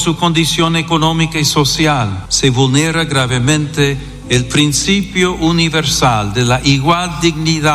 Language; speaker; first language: Spanish; non-native, fluent; English